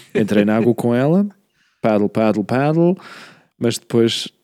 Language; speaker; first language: Portuguese; native; Portuguese